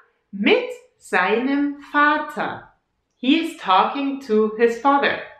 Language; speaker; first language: English; non-native, fluent; German